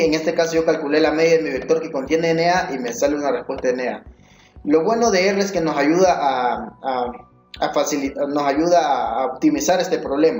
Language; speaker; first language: Spanish; native; Spanish